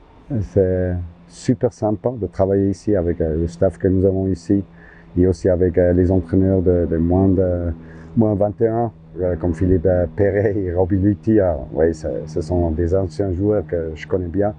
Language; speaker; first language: French; non-native, local second language; German